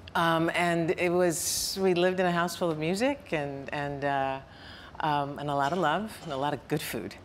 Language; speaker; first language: English; native; English